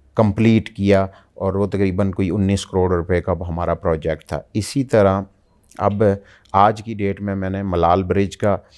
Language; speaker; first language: Urdu; native; Urdu